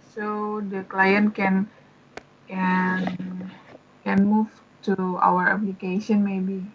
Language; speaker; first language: English; non-native, learner; Indonesian